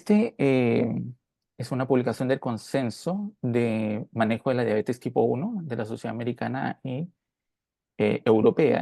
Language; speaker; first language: Spanish; native; Spanish